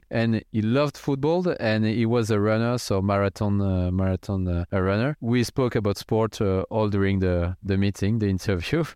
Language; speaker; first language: English; non-native, fluent; French